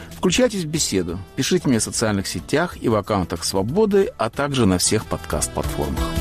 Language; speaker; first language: Russian; native; Russian